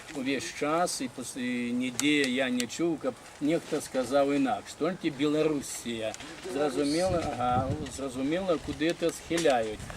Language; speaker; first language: Belarusian; native; Belarusian